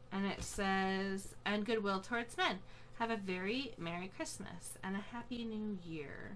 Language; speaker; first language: English; native; English